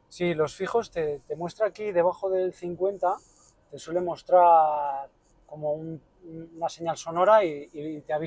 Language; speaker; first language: Spanish; native; Spanish